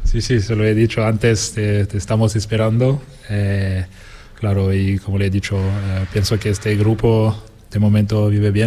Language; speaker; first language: Spanish; non-native, fluent; French